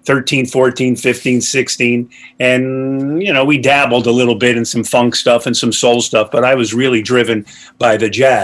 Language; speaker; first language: English; native; English